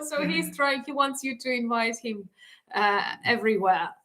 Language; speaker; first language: English; non-native, fluent; Ukrainian